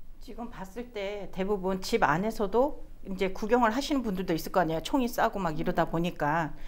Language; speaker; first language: Korean; non-native, fluent; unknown